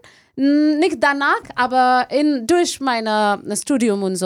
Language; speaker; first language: German; non-native, learner; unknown